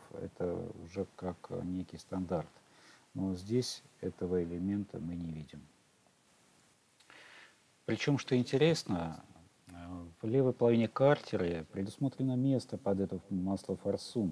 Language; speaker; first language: Russian; native; Russian